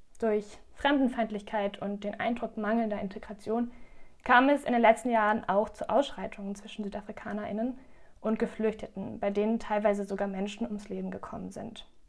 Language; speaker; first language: German; native; German